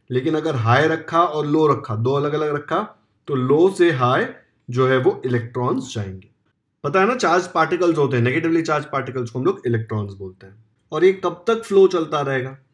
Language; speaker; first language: Hindi; non-native, local second language; Marathi